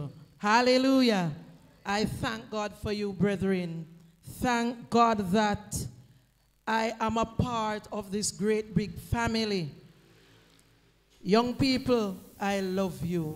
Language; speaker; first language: English; non-native, local second language; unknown